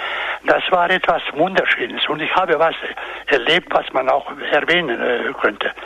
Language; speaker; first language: German; non-native, fluent; Croatian